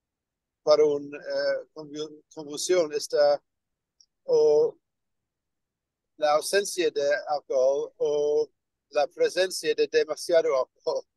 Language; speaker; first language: Spanish; non-native, learner; English